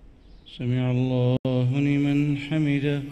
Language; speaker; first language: Arabic; native; Arabic